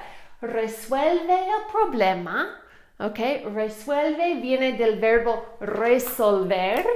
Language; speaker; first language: Spanish; non-native, fluent; English